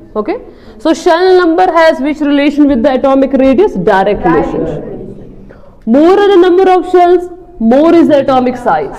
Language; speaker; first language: English; non-native, local second language; Kashmiri